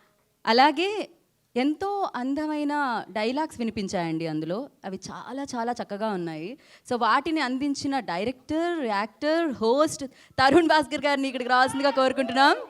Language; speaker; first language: Telugu; native; Telugu